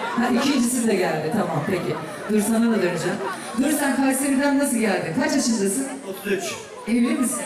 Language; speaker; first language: Turkish; native; Turkish